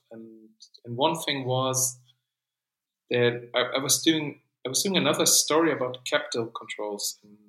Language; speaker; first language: English; non-native, fluent; German